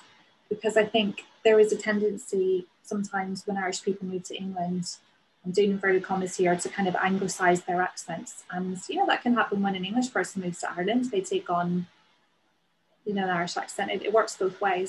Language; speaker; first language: English; native; English